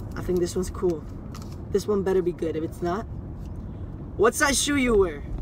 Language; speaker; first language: English; early bilingual, other home language; Spanish